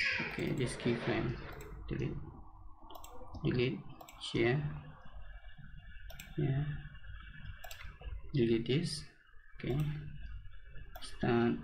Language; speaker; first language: English; non-native, learner; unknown